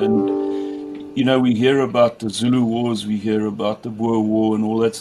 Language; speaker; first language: English; native; English